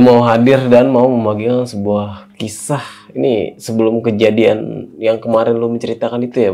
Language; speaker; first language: Indonesian; native; Indonesian